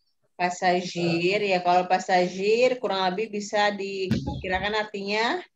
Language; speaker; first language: Indonesian; native; Indonesian